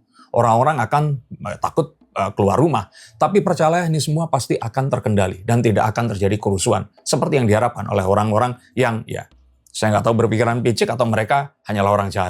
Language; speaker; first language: Indonesian; native; Indonesian